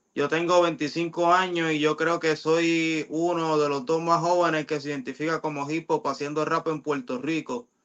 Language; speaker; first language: Spanish; native; Spanish